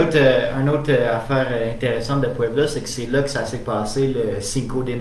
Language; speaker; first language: French; native; French